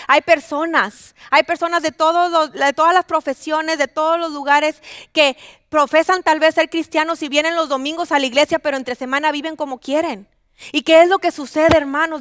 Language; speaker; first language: Spanish; native; Spanish